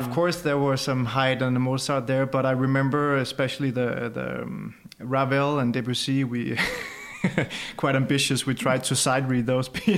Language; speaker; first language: English; non-native, fluent; Danish